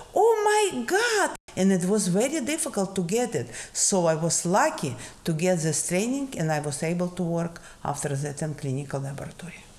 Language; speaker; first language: English; non-native, fluent; Russian